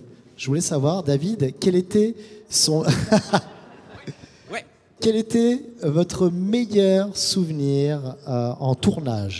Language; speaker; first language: French; native; French